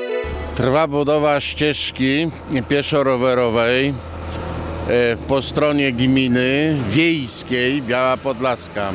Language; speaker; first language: Polish; native; Polish